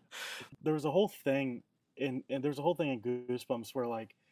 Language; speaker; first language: English; native; English